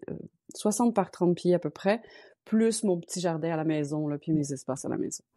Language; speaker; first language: French; native; French